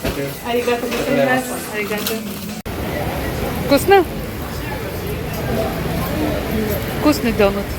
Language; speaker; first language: Russian; non-native, fluent; Azerbaijani